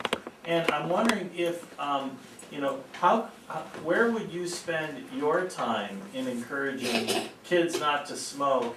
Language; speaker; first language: English; native; English